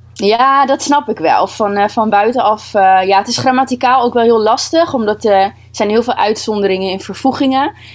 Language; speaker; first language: Dutch; early bilingual, other home language; Russian